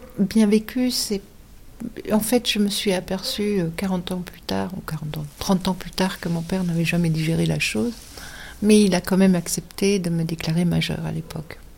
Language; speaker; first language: French; non-native, fluent; German